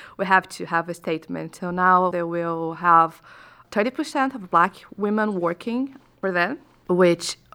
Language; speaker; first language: English; non-native, fluent; Portuguese